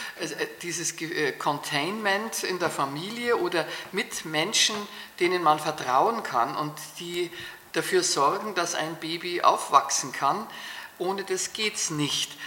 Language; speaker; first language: German; native; German